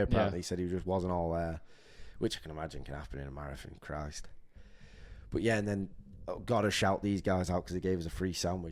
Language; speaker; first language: English; native; English